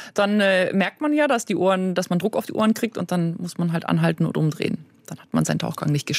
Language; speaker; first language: German; native; German